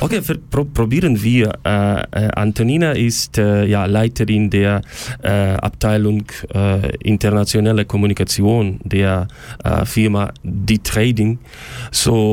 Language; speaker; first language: German; non-native, learner; Ukrainian